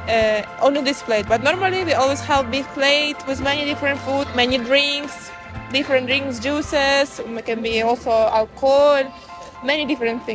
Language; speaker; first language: English; non-native, learner; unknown